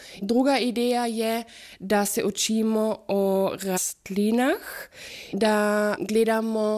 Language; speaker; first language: Slovenian; non-native, fluent; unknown